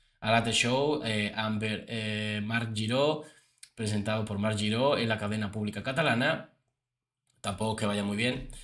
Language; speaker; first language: Spanish; native; Spanish